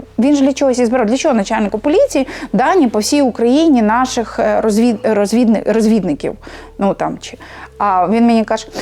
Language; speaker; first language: Ukrainian; native; Ukrainian